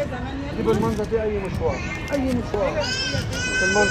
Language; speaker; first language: Arabic; native; Arabic